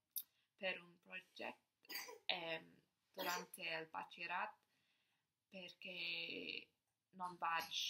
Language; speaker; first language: Catalan; non-native, learner; English